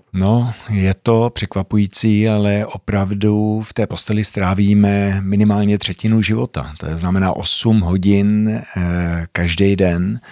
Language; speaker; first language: Czech; early bilingual, heritage; Czech